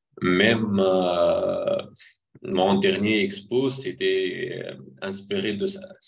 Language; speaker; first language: French; non-native, fluent; Arabic